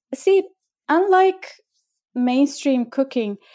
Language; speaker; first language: English; non-native, fluent; Bulgarian